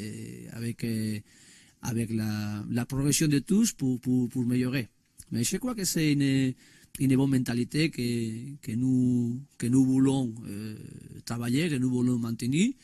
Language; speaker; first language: French; non-native, learner; Spanish